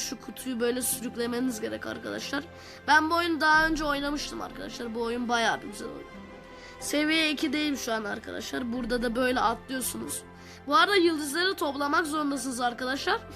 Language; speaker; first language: Turkish; native; Turkish